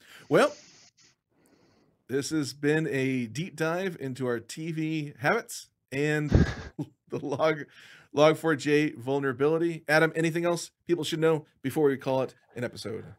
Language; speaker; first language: English; native; English